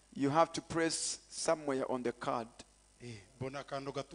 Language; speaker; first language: English; non-native, fluent; Kinyarwanda